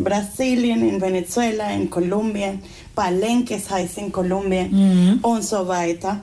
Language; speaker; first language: German; non-native, fluent; Spanish